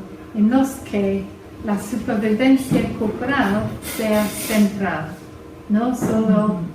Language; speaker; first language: Spanish; non-native, fluent; English